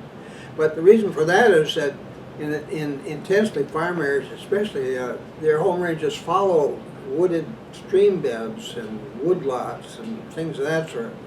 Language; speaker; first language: English; native; English